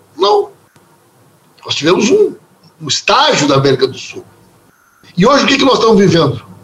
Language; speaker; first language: Portuguese; native; Portuguese